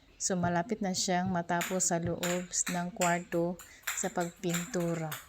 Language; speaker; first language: Filipino; native; Filipino